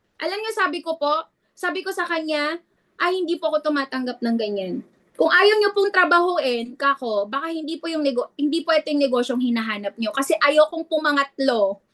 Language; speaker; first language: Filipino; non-native, local second language; Iloko